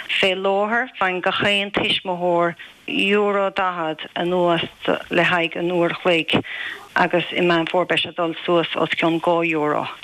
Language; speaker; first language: Irish; native; Irish